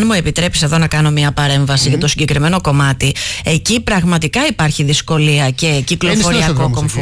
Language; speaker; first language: Greek; native; Greek